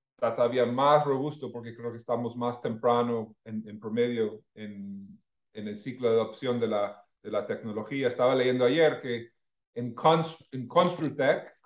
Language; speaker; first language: Spanish; non-native, fluent; English